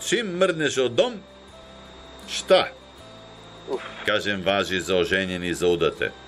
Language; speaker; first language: Serbian; native; Serbian